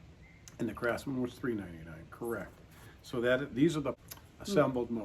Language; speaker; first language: English; native; English